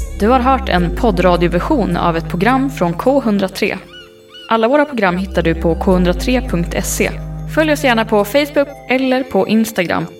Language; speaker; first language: Swedish; native; Swedish